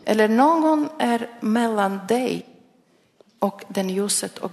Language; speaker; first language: Swedish; non-native, learner; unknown